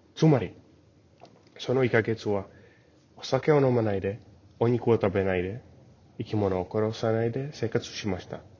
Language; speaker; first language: Japanese; non-native, learner; English